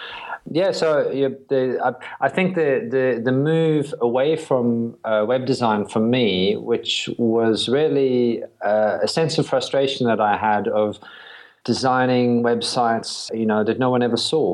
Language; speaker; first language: English; native; English